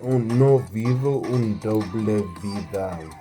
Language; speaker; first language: Spanish; non-native, learner; English